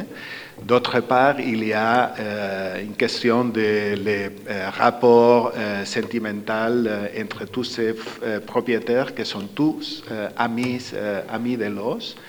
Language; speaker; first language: French; non-native, fluent; Spanish